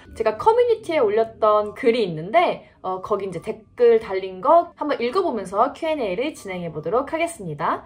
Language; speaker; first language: Korean; native; Korean